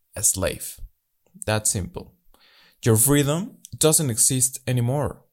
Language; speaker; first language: English; non-native, learner; Spanish